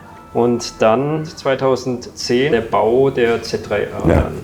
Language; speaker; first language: German; native; German